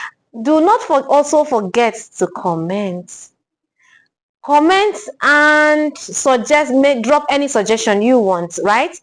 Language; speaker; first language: English; non-native, local second language; Igbo